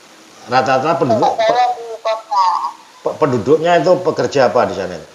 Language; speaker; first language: Indonesian; non-native, local second language; Javanese